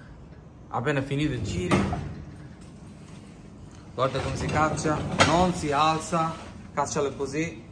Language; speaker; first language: Italian; non-native, learner; Bangla